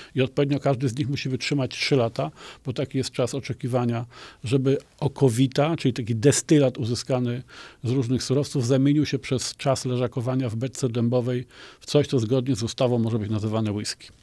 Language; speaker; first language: Polish; native; Polish